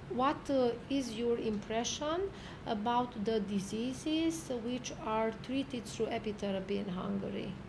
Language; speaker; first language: English; non-native, learner; Romanian